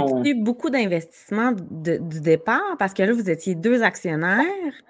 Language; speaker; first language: French; native; French